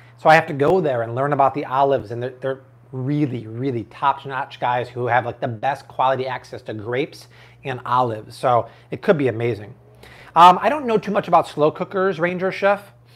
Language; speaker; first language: English; native; English